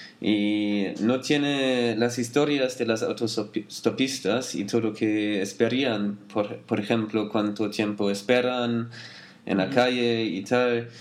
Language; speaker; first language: Spanish; non-native, learner; German